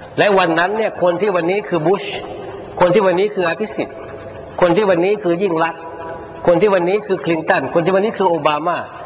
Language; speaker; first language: Thai; non-native, local second language; Pattani Malay